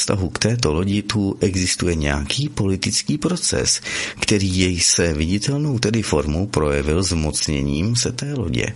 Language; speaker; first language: Czech; native; Czech